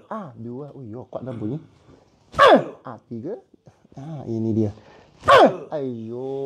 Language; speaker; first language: Malay; non-native, local second language; Chinese